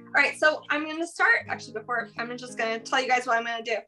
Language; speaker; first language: English; native; English